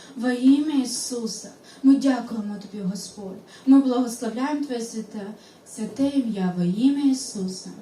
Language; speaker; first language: Ukrainian; non-native, local second language; Russian